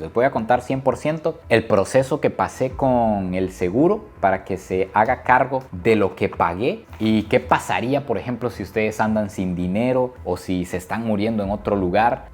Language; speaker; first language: Spanish; native; Spanish